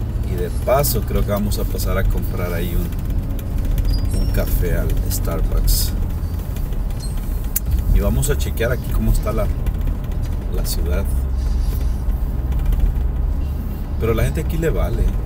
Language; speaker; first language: Spanish; native; Spanish